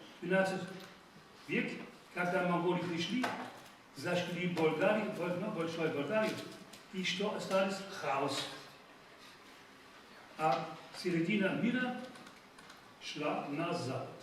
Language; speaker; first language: Russian; non-native, fluent; German